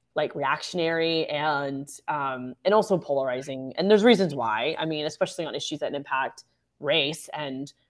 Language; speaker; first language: English; native; English